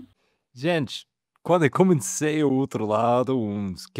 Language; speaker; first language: Portuguese; non-native, fluent; English